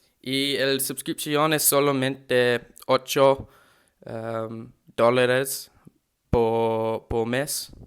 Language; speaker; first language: Spanish; non-native, learner; English